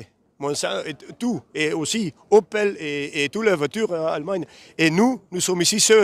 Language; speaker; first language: French; non-native, local second language; Dutch